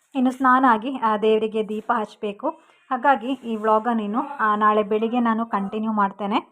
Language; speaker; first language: Kannada; non-native, local second language; Tulu